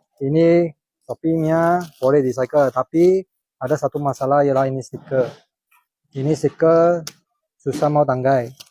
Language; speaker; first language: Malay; non-native, local second language; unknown